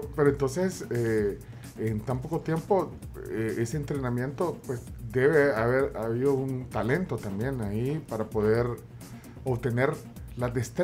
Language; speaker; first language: Spanish; native; Spanish